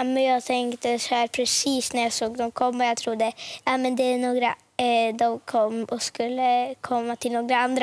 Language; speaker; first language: Swedish; early bilingual, other home language; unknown